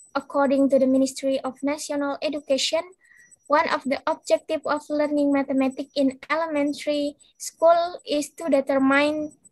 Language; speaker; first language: English; non-native, learner; Indonesian